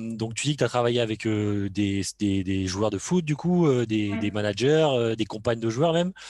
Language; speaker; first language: French; native; French